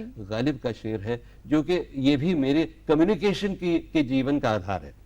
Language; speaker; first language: Hindi; non-native, local second language; Gujarati